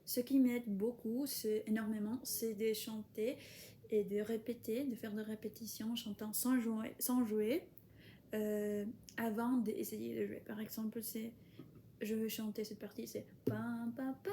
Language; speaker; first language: French; non-native, fluent; Spanish